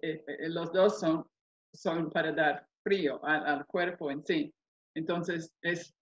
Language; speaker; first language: Spanish; non-native, fluent; English